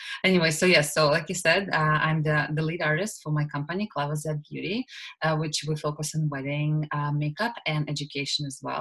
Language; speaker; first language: English; non-native, fluent; Russian